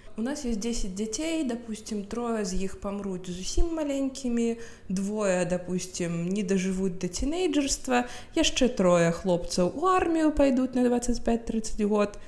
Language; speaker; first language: Belarusian; non-native, local second language; Russian